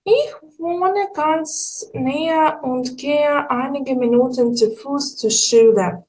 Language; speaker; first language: German; non-native, fluent; Ukrainian